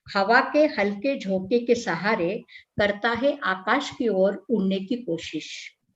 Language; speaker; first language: Hindi; non-native, local second language; Marathi